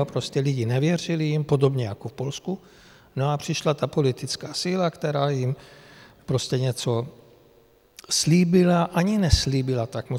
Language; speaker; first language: Czech; non-native, fluent; Hungarian